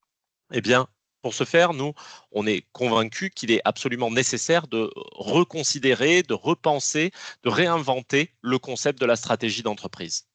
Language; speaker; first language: French; native; French